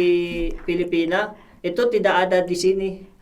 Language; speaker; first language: Indonesian; non-native, fluent; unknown